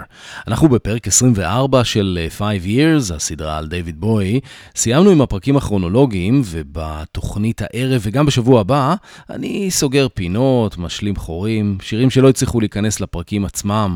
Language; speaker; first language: Hebrew; native; Hebrew